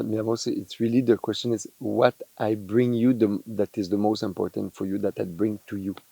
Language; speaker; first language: English; non-native, learner; French